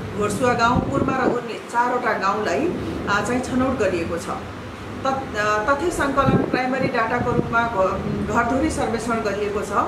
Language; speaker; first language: Nepali; non-native, local second language; Rana Tharu